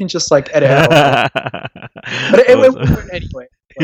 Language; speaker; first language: English; native; English